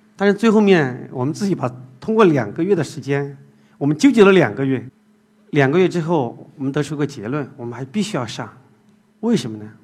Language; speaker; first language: Chinese; native; Chinese